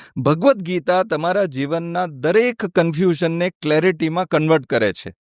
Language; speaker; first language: Gujarati; non-native, fluent; Malayalam